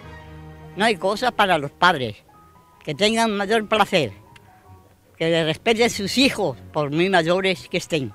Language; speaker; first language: Spanish; native; Spanish